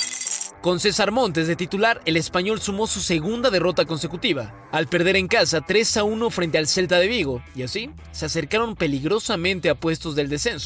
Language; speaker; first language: Spanish; native; Spanish